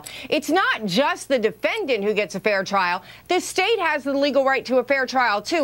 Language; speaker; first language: English; native; English